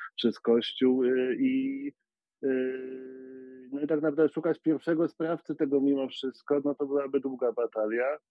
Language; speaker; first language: Polish; native; Polish